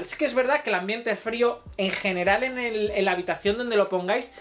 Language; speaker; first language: Spanish; native; Spanish